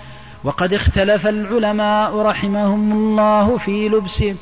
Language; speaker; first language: Arabic; native; Arabic